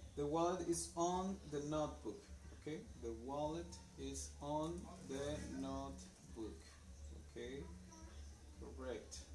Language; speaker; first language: English; non-native, fluent; Spanish